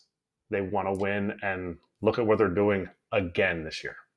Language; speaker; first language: English; native; English